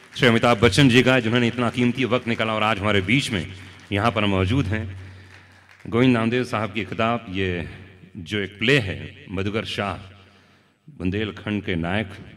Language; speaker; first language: Hindi; native; Hindi